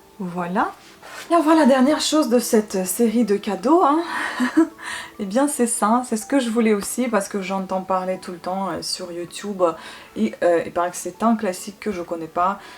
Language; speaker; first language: French; non-native, fluent; Russian